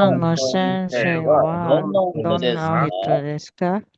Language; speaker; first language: Japanese; non-native, learner; Indonesian